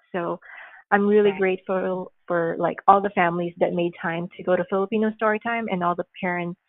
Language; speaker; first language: English; early bilingual, other home language; Filipino